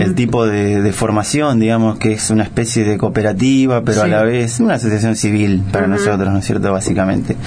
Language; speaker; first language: Spanish; native; Spanish